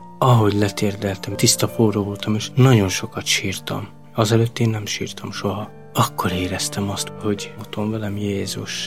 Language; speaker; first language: Hungarian; non-native, local second language; Romany